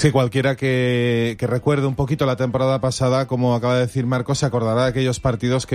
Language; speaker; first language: Spanish; native; Spanish